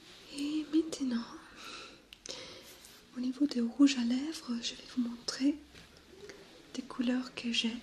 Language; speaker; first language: French; non-native, fluent; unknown